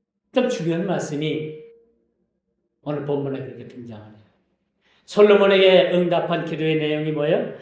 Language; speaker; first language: Korean; native; Korean